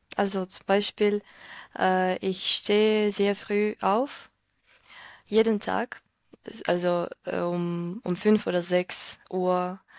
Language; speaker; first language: German; non-native, learner; Ukrainian